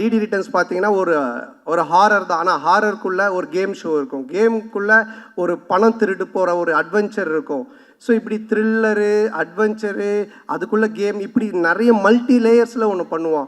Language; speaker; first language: Tamil; native; Tamil